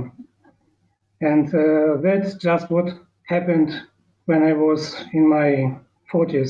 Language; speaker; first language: English; non-native, learner; Ukrainian